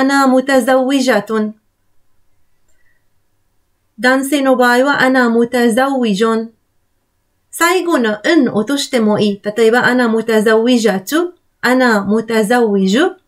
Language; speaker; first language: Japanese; non-native, fluent; Arabic